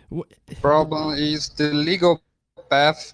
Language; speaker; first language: English; non-native, fluent; Portuguese